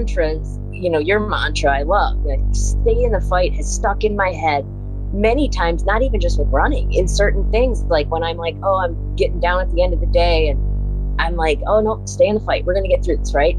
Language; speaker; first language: English; native; English